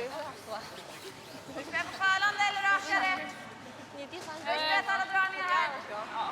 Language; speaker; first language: Swedish; native; Swedish